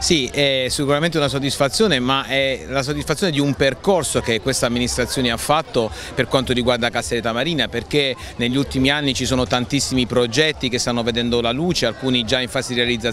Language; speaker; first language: Italian; native; Italian